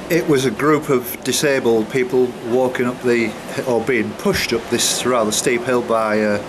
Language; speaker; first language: English; native; English